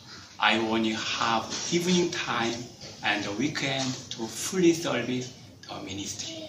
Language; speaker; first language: English; non-native, fluent; Korean